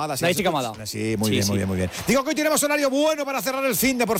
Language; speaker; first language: Spanish; native; Spanish